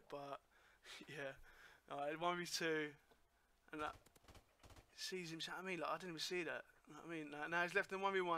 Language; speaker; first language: English; native; English